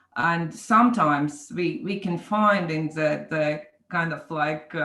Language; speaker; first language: English; non-native, fluent; Latvian